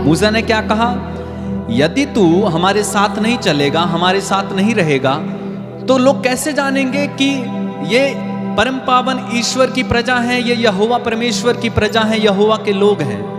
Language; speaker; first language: Hindi; native; Hindi